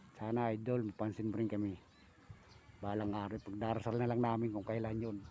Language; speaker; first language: Filipino; native; Filipino